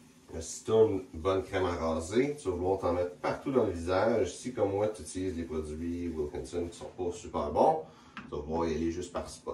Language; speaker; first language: French; native; French